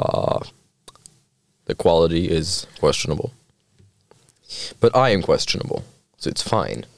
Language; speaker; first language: English; non-native, fluent; Norwegian